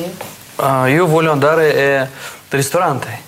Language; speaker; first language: Italian; non-native, learner; Russian